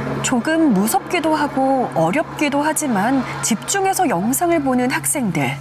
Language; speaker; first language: Korean; native; Korean